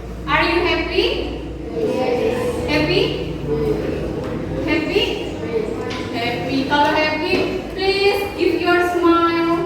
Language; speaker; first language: English; non-native, learner; Indonesian